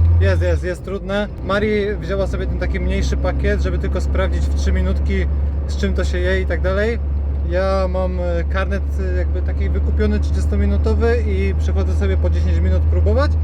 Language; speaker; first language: Polish; native; Polish